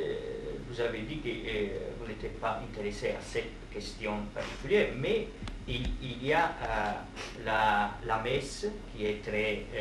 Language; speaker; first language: French; non-native, fluent; Italian